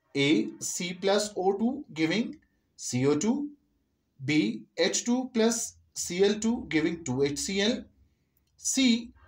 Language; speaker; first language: English; non-native, local second language; Urdu